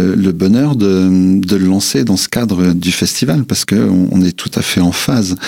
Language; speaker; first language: French; native; French